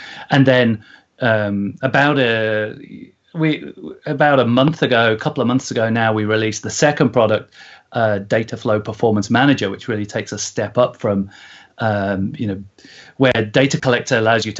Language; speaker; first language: English; native; English